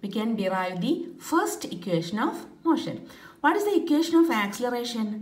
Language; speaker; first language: English; non-native, local second language; Malayalam